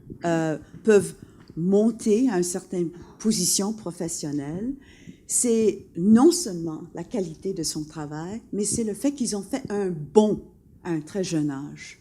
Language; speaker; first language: French; non-native, local second language; English